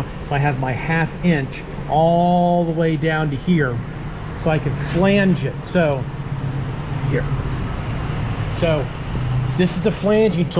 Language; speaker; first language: English; native; English